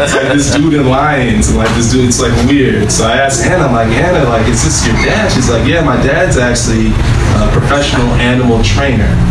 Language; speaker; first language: English; native; English